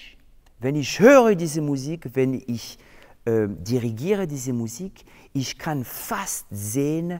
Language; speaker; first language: German; non-native, fluent; French